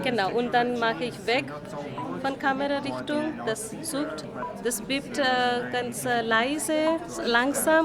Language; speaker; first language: German; non-native, learner; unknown